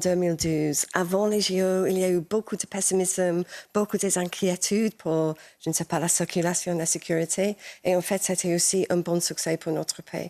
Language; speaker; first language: French; non-native, fluent; English